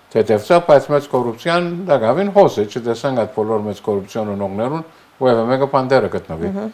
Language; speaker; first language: Armenian; early bilingual, heritage; Armenian